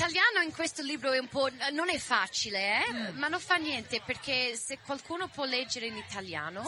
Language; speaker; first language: Italian; early bilingual, heritage; English